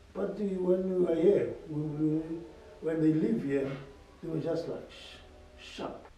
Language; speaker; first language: English; non-native, local second language; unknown